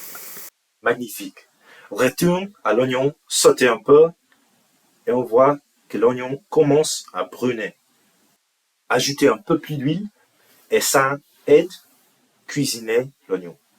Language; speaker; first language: French; non-native, learner; English